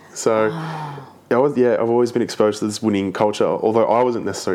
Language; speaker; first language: English; native; English